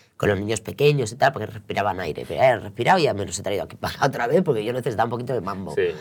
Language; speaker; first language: Spanish; non-native, local second language; Catalan